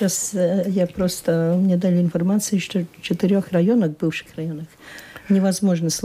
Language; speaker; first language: Russian; non-native, local second language; Latvian